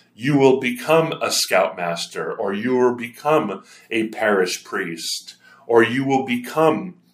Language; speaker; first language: English; native; English